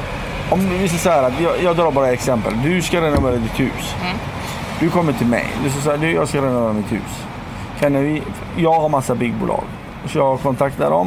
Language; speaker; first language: Swedish; non-native, fluent; Persian